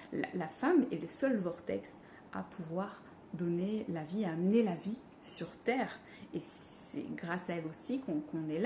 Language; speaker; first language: French; native; French